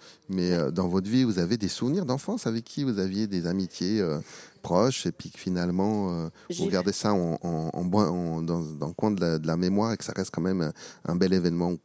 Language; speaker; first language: French; native; French